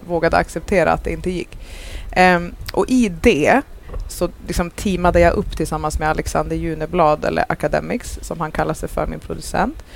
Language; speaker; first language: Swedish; native; Swedish